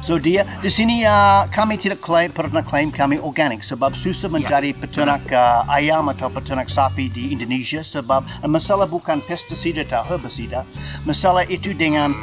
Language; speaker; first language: Indonesian; non-native, fluent; English